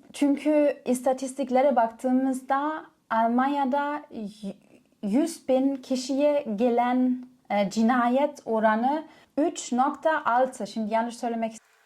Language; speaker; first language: Turkish; non-native, fluent; German